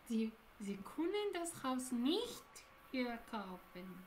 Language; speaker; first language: German; non-native, learner; Japanese